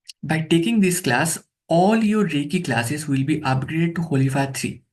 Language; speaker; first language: English; non-native, local second language; Bangla